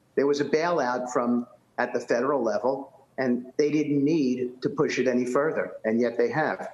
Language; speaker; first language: English; native; English